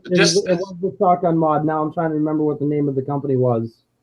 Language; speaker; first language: English; native; English